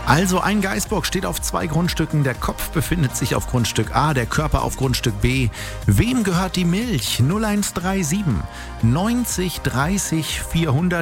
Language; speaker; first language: German; native; German